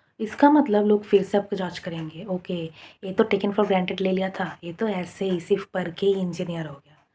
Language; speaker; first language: Hindi; non-native, local second language; Bangla